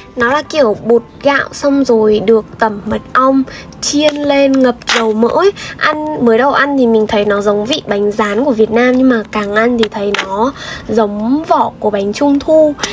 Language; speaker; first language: Vietnamese; native; Vietnamese